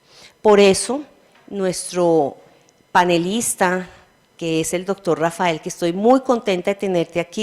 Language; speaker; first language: Spanish; native; Spanish